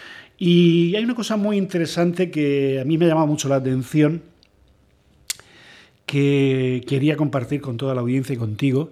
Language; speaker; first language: Spanish; native; Spanish